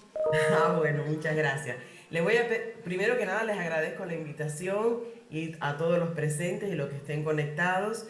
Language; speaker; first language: Spanish; native; Spanish